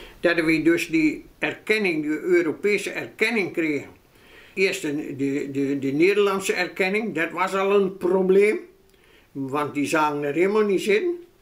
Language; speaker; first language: Dutch; native; Dutch